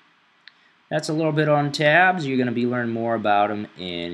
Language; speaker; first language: English; native; English